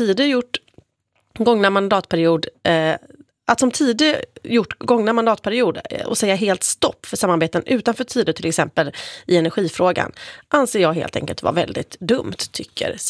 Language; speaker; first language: Swedish; native; Swedish